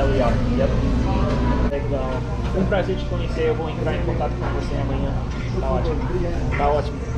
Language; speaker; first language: Portuguese; non-native, fluent; English